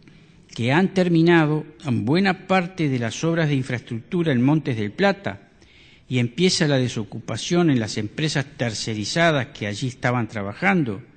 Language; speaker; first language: Spanish; native; Spanish